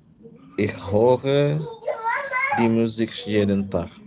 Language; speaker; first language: German; non-native, learner; Indonesian